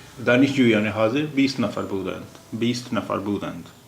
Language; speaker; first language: Persian; non-native, fluent; Urdu